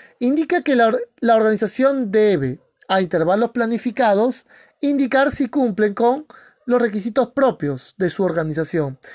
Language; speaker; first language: Spanish; native; Spanish